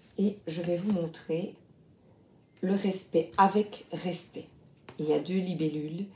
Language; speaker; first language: French; native; French